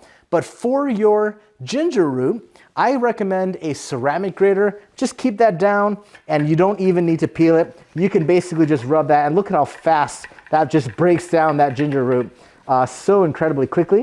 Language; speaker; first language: English; native; English